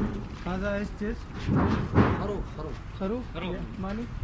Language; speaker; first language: Arabic; non-native, learner; Urdu